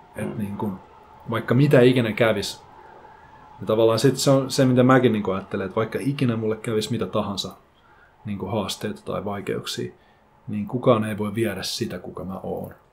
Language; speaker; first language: Finnish; native; Finnish